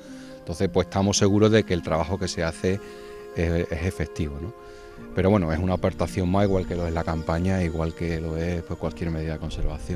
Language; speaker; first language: Spanish; native; Spanish